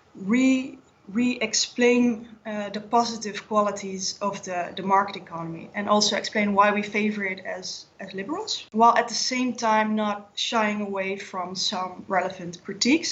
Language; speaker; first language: English; non-native, fluent; Dutch